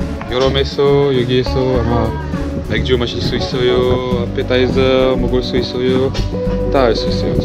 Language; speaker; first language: Korean; non-native, learner; French